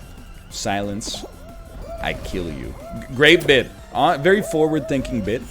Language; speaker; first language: English; native; English